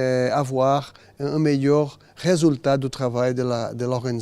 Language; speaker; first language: French; non-native, learner; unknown